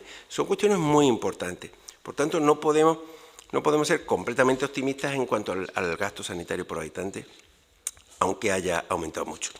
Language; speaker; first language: Spanish; native; Spanish